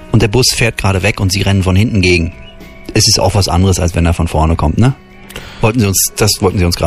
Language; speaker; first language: German; native; German